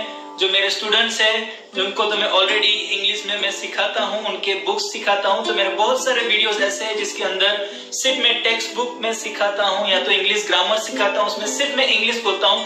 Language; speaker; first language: Hindi; non-native, local second language; Gujarati